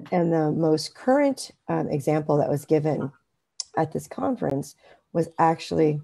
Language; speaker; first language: English; native; English